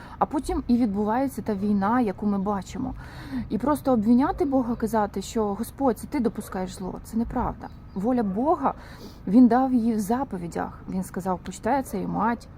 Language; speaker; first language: Ukrainian; non-native, local second language; Russian